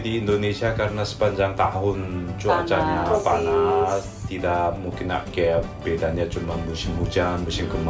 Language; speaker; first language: Indonesian; non-native, fluent; Korean